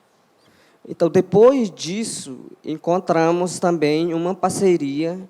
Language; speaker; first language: Portuguese; non-native, local second language; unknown